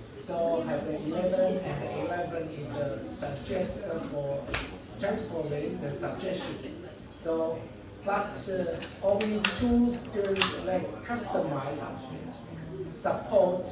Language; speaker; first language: English; non-native, learner; Chinese